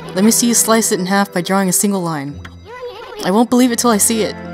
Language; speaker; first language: English; native; English